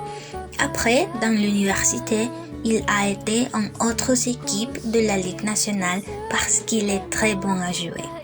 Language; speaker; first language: French; non-native, learner; Spanish